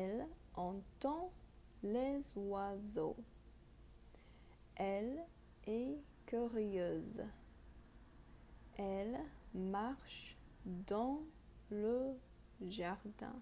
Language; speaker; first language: French; non-native, fluent; English